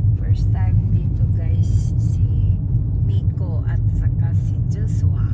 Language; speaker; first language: Filipino; native; Filipino